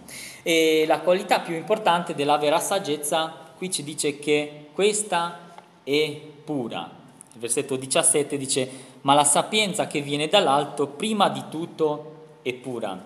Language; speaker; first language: Italian; non-native, fluent; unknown